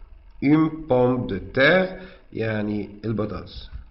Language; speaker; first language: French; non-native, fluent; Arabic